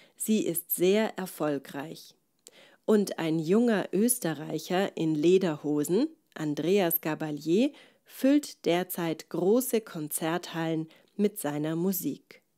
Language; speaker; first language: German; native; German